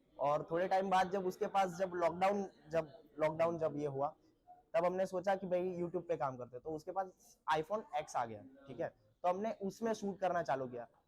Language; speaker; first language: Hindi; non-native, local second language; Marathi